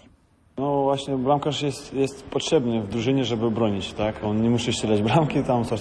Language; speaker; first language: Polish; non-native, fluent; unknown